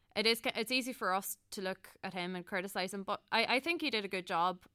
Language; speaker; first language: English; native; English